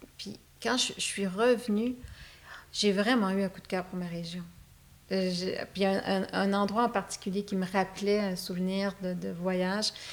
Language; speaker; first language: French; native; French